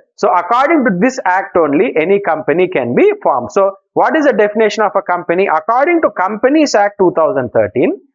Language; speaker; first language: English; non-native, local second language; Telugu